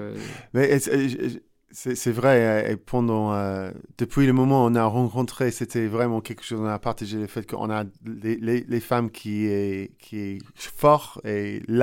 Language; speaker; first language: French; non-native, learner; English